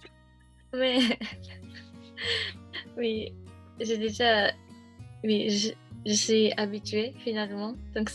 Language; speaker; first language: French; non-native, learner; Japanese